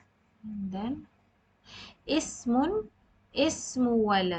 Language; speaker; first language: Arabic; non-native, fluent; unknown